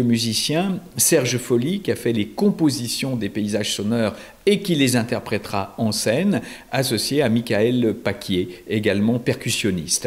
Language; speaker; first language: French; native; French